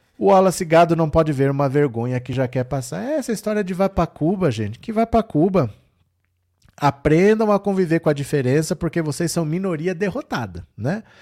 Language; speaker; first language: Portuguese; native; Portuguese